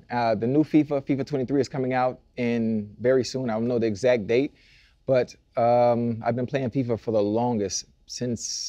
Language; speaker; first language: English; native; English